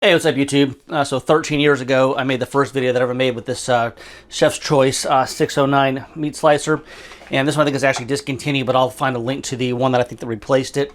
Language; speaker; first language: English; native; English